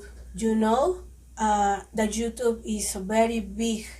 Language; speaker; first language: English; non-native, learner; Spanish